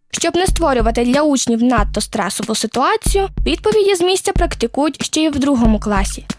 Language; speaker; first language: Ukrainian; native; Ukrainian